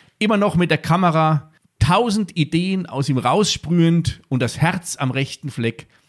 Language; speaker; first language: German; native; German